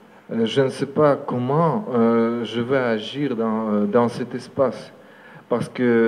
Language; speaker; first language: French; non-native, fluent; Russian